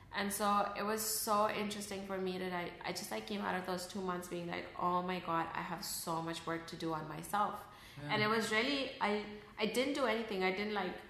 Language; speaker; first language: English; early bilingual, other home language; Urdu